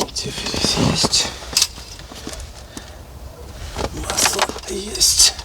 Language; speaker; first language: Russian; native; Russian